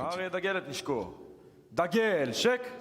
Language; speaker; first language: Hebrew; native; Hebrew